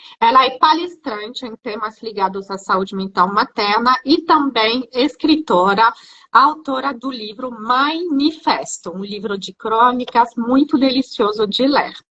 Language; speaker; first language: Portuguese; non-native, fluent; French